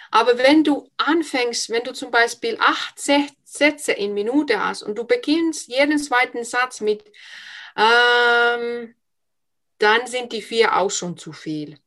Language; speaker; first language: German; non-native, fluent; Finnish